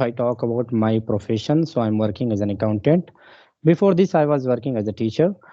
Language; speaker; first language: English; non-native, local second language; Hindi